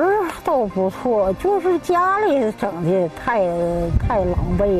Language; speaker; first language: Chinese; native; Chinese